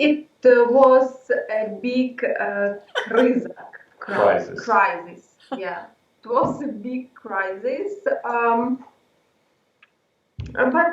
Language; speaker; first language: English; non-native, learner; Ukrainian